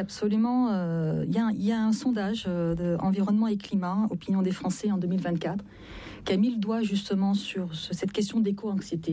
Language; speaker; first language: French; native; French